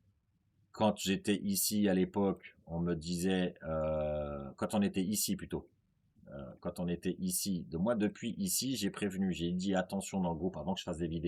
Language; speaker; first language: French; native; French